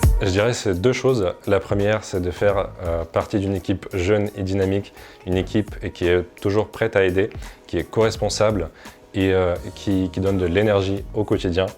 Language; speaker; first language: French; non-native, fluent; Ukrainian